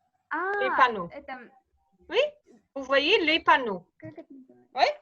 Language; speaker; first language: French; non-native, fluent; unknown